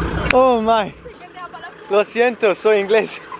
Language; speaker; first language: Spanish; non-native, learner; English